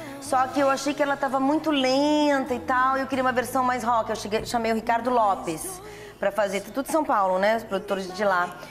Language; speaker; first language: Portuguese; early bilingual, other home language; Italian